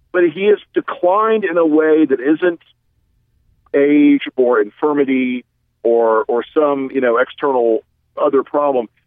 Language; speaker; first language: English; native; English